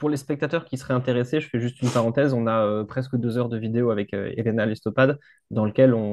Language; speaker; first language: French; native; French